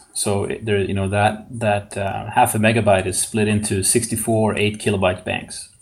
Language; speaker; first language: English; non-native, fluent; Swedish